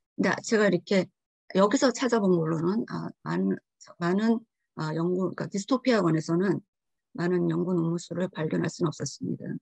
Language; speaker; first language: Korean; early bilingual, heritage; Korean